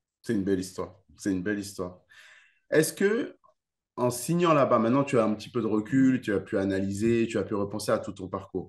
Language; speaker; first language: French; native; French